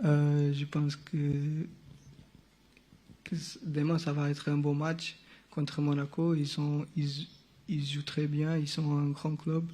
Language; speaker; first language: French; non-native, local second language; Portuguese